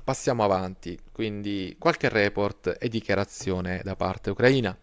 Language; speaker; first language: Italian; native; Italian